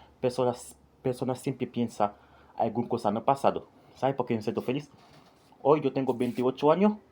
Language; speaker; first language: Spanish; non-native, learner; Haitian Creole